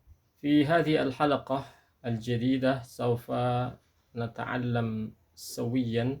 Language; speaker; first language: Arabic; non-native, fluent; Indonesian